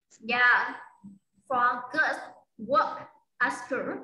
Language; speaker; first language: English; non-native, fluent; Vietnamese